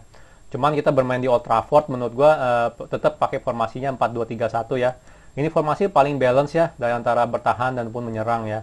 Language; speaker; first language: Indonesian; native; Indonesian